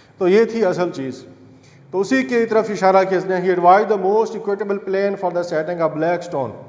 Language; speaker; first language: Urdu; non-native, local second language; Saraiki